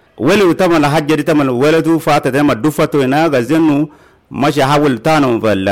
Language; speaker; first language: Arabic; non-native, local second language; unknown